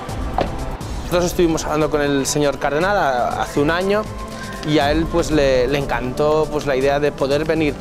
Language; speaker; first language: Spanish; native; Spanish